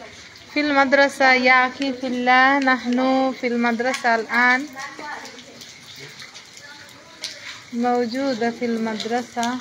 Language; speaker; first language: Arabic; non-native, learner; Bangla